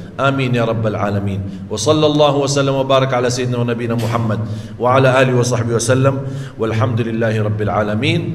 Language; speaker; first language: Malay; non-native, fluent; Arabic